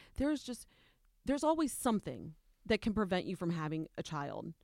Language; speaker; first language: English; native; English